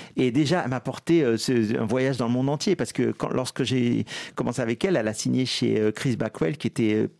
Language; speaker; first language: French; native; French